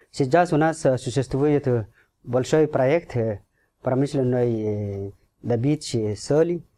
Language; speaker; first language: Russian; non-native, fluent; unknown